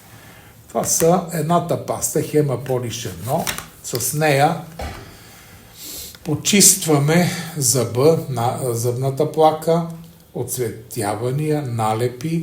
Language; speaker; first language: Bulgarian; native; Bulgarian